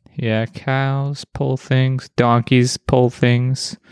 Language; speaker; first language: English; native; English